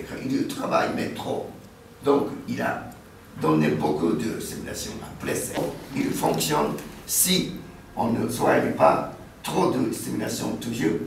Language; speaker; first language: French; non-native, learner; Japanese